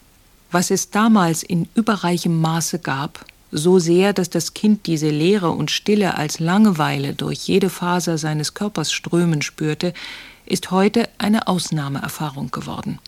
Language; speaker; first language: German; native; German